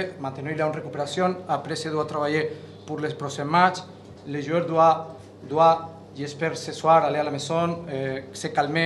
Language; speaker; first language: French; non-native, learner; Catalan